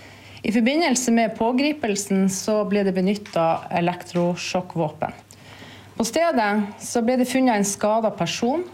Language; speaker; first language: Norwegian; native; Norwegian